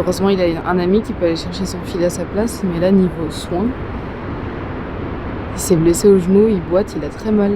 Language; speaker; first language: French; native; French